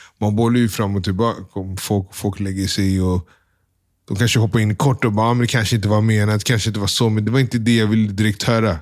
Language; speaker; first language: Swedish; early bilingual, other home language; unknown